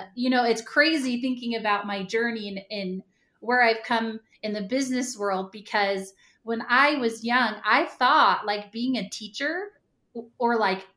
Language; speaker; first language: English; native; English